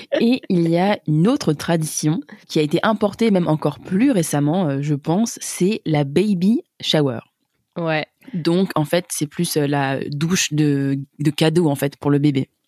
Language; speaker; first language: French; native; French